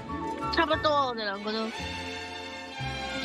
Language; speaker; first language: Chinese; early bilingual, heritage; Cantonese